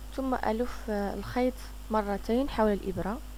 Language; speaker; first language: Arabic; native; Arabic